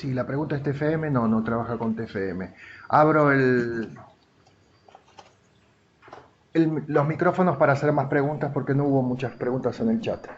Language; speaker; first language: Spanish; native; Spanish